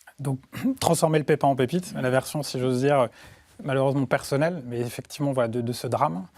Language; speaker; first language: French; native; French